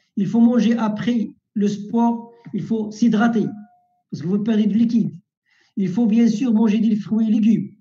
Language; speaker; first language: French; non-native, local second language; Arabic